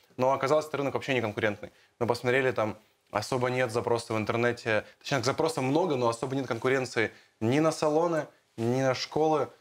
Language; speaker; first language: Russian; native; Russian